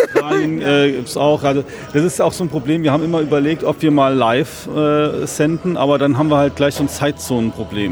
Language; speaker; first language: German; native; German